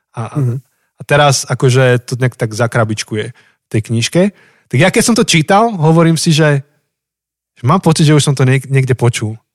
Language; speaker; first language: Slovak; native; Slovak